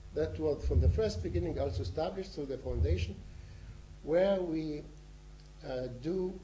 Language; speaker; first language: English; non-native, fluent; Arabic